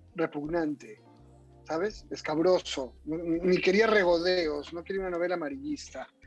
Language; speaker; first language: Spanish; native; Spanish